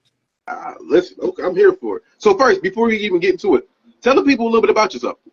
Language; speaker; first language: English; native; English